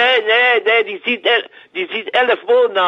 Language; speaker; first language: German; non-native, learner; French